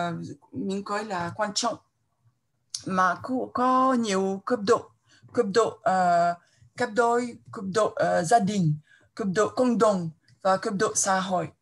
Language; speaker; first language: Vietnamese; non-native, fluent; French